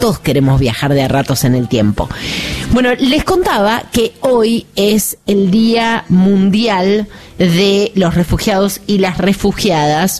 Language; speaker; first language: Spanish; native; Spanish